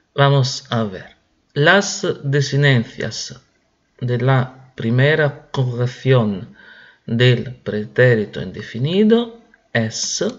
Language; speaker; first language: Spanish; non-native, fluent; Italian